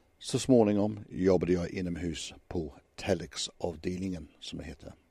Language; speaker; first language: Swedish; non-native, fluent; English